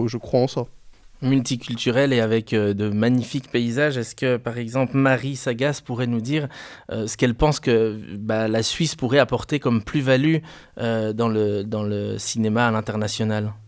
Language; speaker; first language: French; native; French